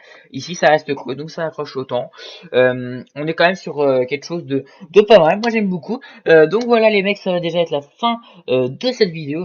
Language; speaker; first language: French; native; French